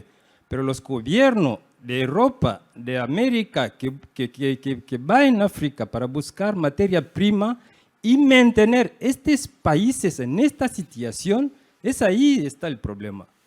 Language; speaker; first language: Spanish; non-native, fluent; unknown